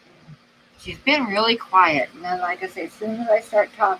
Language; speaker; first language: English; native; English